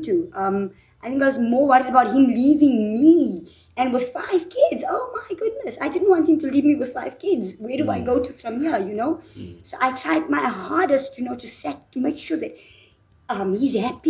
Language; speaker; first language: English; native; English